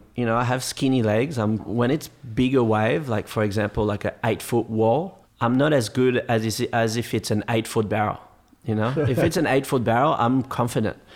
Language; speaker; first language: English; non-native, fluent; French